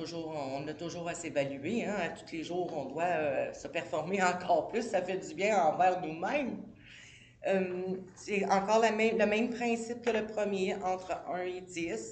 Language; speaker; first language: French; native; French